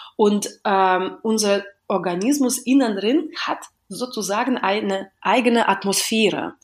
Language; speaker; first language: German; non-native, fluent; Russian